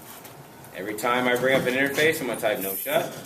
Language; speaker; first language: English; native; English